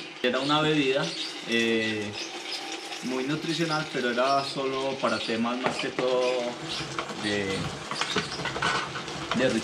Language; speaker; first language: Spanish; native; Spanish